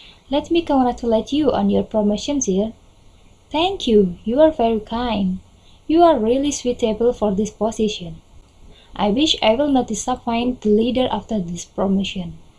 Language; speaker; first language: English; non-native, learner; Indonesian